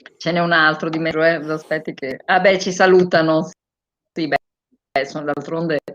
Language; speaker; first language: Italian; native; Italian